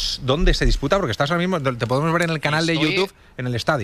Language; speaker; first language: Spanish; native; Spanish